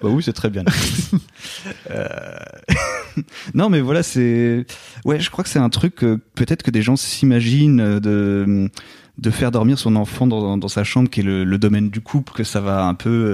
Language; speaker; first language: French; native; French